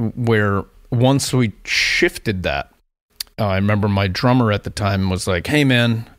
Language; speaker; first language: English; native; English